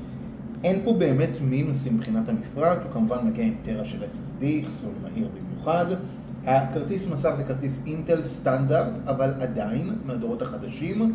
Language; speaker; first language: Hebrew; native; Hebrew